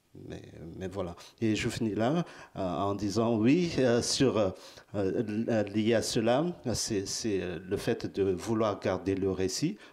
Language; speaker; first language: French; non-native, local second language; Malagasy